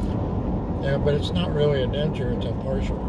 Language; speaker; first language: English; native; English